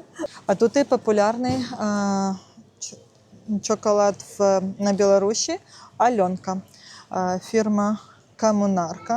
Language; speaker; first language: Polish; non-native, learner; Russian